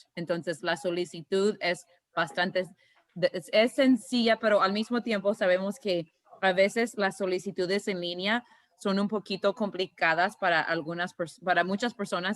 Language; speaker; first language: Spanish; early bilingual, heritage; Spanish